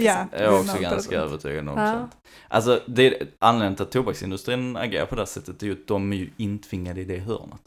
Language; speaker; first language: Swedish; native; Swedish